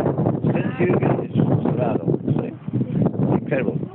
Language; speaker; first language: Spanish; non-native, learner; English